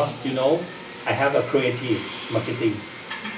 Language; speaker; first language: English; non-native, learner; Thai